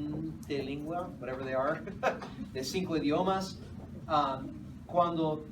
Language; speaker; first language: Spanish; non-native, fluent; English